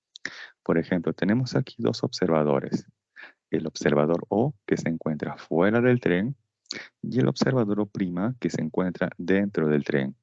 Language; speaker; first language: Spanish; native; Spanish